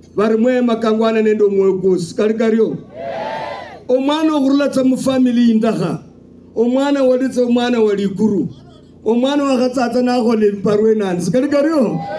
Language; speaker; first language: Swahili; non-native, local second language; Luyia